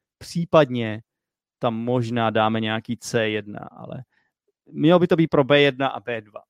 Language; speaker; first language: Czech; native; Czech